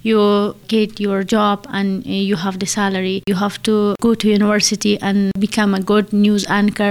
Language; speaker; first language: English; non-native, learner; Persian